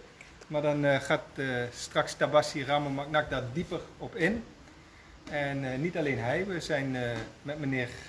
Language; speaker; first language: Dutch; native; Dutch